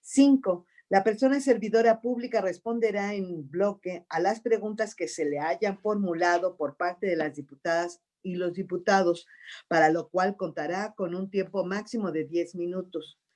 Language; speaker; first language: Spanish; native; Spanish